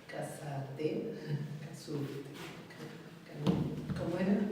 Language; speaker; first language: Spanish; native; Spanish